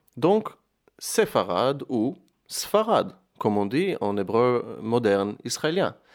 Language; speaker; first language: French; non-native, fluent; Hebrew